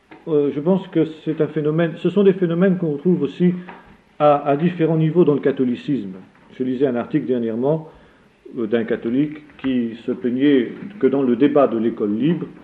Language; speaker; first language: French; native; French